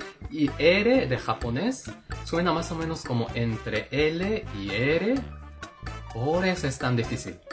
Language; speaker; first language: Spanish; non-native, fluent; Japanese